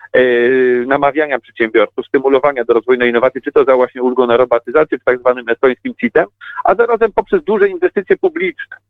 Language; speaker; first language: Polish; native; Polish